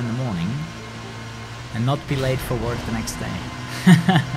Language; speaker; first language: English; non-native, fluent; German